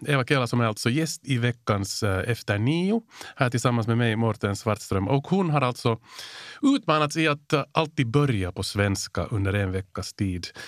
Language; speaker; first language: Swedish; native; Swedish